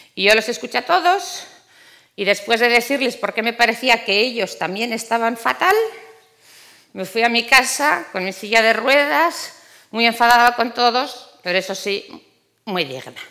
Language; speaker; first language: Spanish; native; Spanish